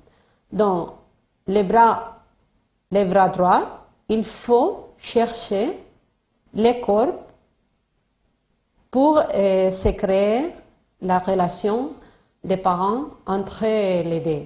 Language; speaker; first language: French; non-native, fluent; Spanish